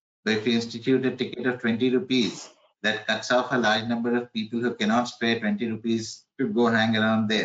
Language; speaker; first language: English; non-native, local second language; Hindi